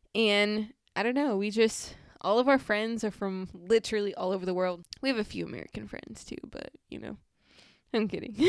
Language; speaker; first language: English; native; English